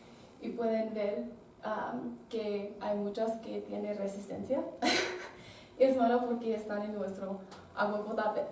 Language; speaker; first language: Spanish; non-native, learner; English